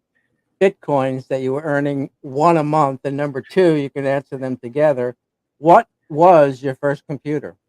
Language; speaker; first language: English; native; English